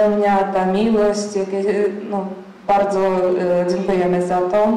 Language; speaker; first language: Polish; non-native, learner; Ukrainian